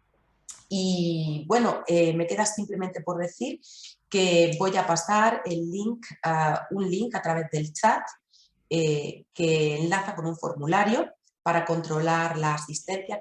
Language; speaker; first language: Spanish; native; Spanish